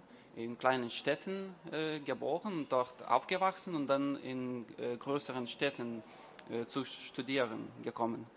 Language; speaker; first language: German; non-native, learner; Lithuanian